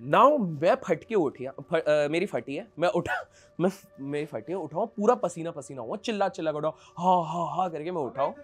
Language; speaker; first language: Hindi; non-native, local second language; Odia